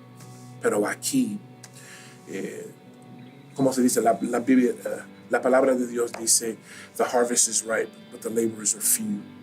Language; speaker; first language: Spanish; early bilingual, heritage; Spanish